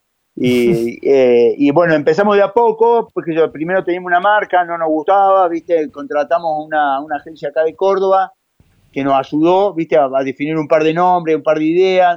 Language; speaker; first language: Spanish; native; Spanish